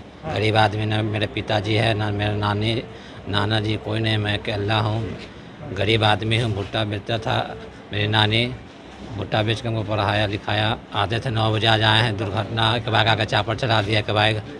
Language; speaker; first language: Hindi; native; Hindi